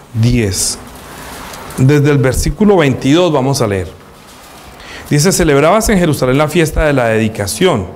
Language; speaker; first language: Spanish; native; Spanish